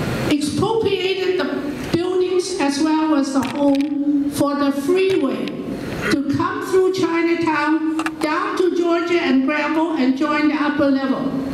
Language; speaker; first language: English; early bilingual, other home language; Chinese